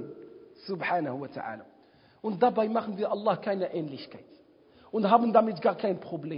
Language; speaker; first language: German; non-native, fluent; Arabic